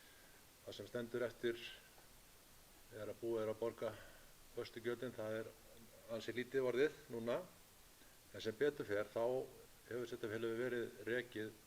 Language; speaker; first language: Icelandic; native; Icelandic